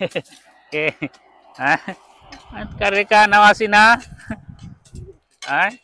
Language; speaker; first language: Portuguese; non-native, learner; Vietnamese